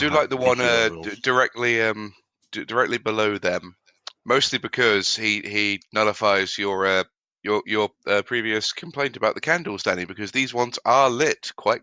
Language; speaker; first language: English; native; English